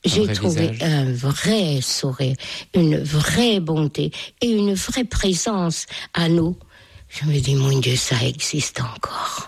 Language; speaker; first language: French; non-native, fluent; Hungarian